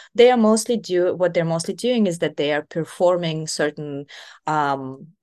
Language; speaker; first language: English; non-native, fluent; Kazakh